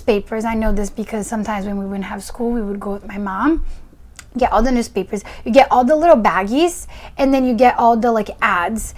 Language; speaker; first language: English; early bilingual, other home language; Portuguese